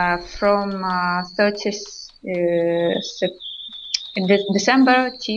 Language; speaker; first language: English; non-native, learner; Russian